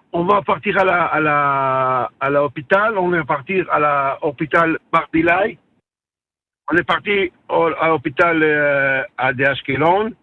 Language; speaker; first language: French; non-native, learner; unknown